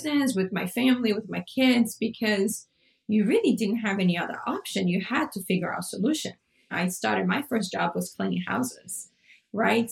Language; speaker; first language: English; non-native, fluent; Portuguese